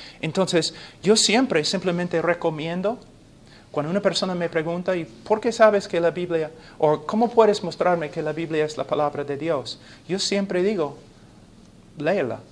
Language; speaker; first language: Spanish; non-native, fluent; English